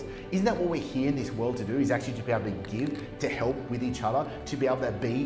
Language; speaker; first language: English; native; English